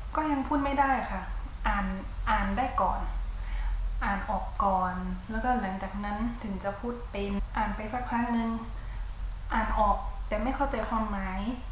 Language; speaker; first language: Thai; early bilingual, other home language; English